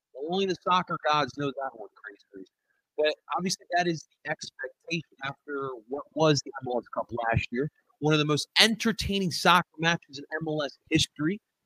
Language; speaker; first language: English; early bilingual, other home language; Spanish